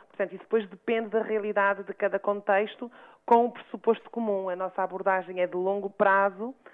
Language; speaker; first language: Portuguese; native; Portuguese